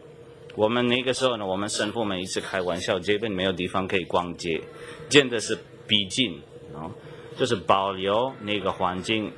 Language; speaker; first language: Chinese; non-native, fluent; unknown